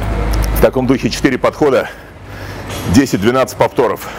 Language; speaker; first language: Russian; native; Russian